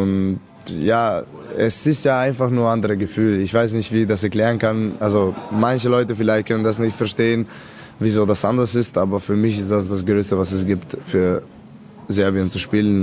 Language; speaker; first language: German; non-native, fluent; Serbian